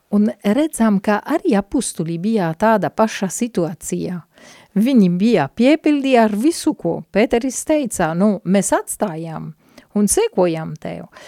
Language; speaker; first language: Latvian; non-native, fluent; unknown